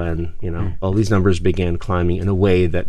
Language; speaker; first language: English; native; English